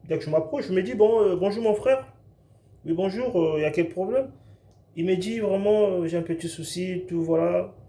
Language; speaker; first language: French; non-native, local second language; Lingala